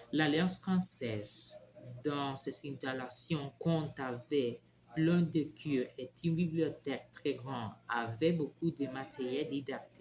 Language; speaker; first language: French; non-native, learner; Spanish